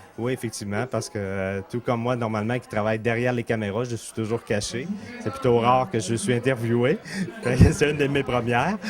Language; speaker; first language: French; native; French